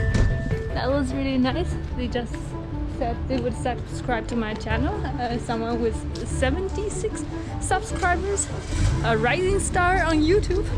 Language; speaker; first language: English; non-native, fluent; Chinese